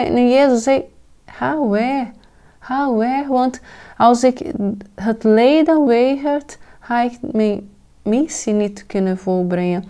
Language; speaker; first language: Dutch; non-native, fluent; Portuguese